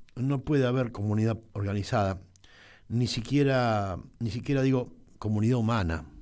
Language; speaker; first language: Spanish; native; Spanish